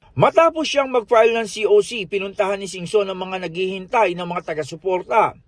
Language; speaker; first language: Filipino; native; Filipino